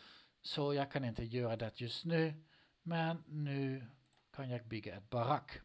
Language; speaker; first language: Swedish; non-native, learner; Dutch